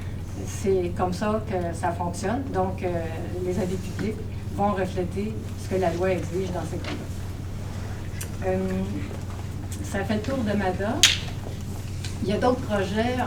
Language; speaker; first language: French; native; French